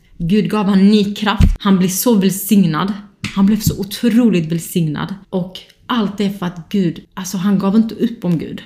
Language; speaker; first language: Swedish; early bilingual, other home language; Kurdish